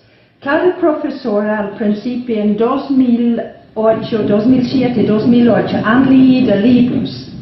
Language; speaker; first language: Spanish; non-native, fluent; English